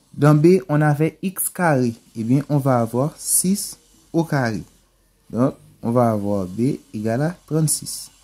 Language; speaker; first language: French; non-native, local second language; Haitian Creole